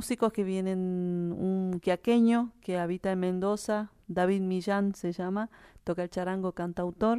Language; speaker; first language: Spanish; native; Spanish